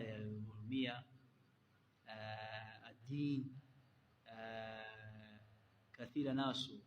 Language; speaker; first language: Arabic; non-native, learner; Kinyarwanda